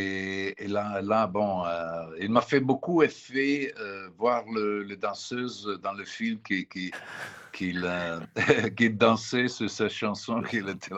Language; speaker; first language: French; non-native, fluent; Italian